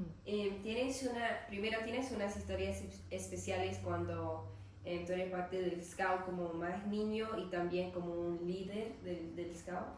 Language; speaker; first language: Spanish; non-native, learner; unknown